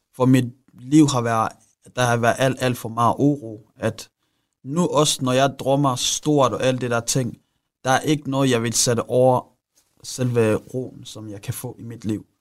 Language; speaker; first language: Danish; early bilingual, other home language; Rundi